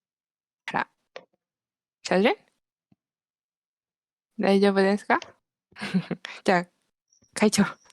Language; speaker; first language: Japanese; non-native, learner; Malay